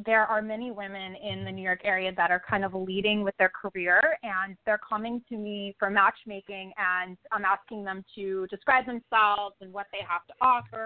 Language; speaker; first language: English; native; English